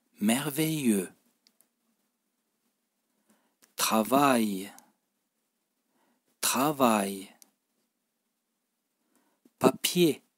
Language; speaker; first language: French; non-native, fluent; Turkish